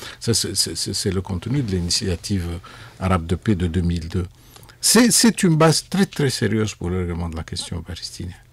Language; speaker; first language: French; non-native, local second language; Arabic